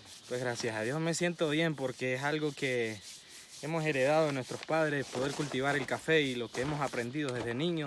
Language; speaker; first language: Spanish; native; Spanish